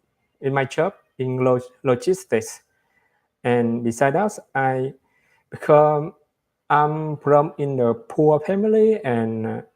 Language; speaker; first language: English; non-native, learner; Vietnamese